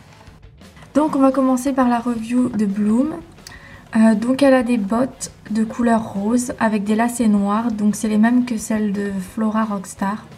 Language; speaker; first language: French; native; French